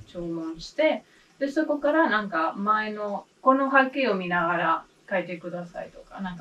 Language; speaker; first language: Japanese; non-native, learner; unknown